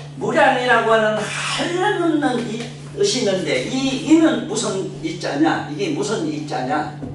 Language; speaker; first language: Korean; native; Korean